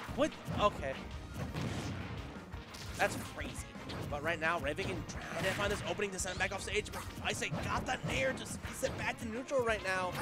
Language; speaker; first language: English; native; English